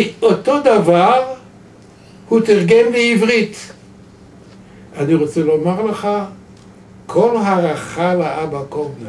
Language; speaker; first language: Hebrew; non-native, fluent; Yiddish